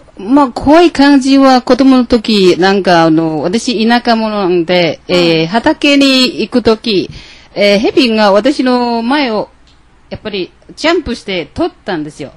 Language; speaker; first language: Japanese; non-native, learner; Chinese